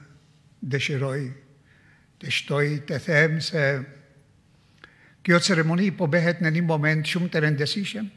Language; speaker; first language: Albanian; non-native, fluent; Maltese